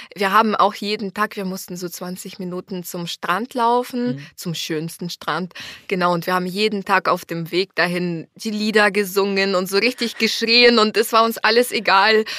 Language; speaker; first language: German; non-native, fluent; Ukrainian